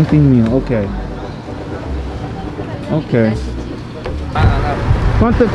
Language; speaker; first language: Spanish; non-native, learner; English